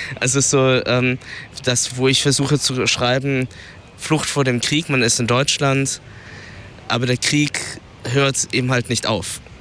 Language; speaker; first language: German; early bilingual, other home language; Vietnamese